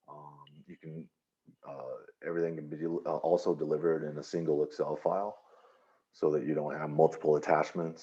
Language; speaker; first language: English; native; English